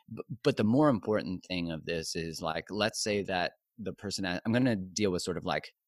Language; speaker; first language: English; native; English